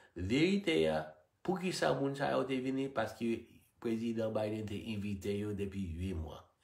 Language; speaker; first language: Haitian Creole; non-native, fluent; English